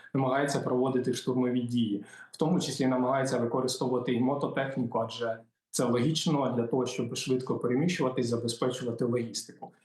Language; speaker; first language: Ukrainian; native; Ukrainian